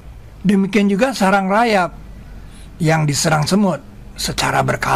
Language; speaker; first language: Indonesian; native; Indonesian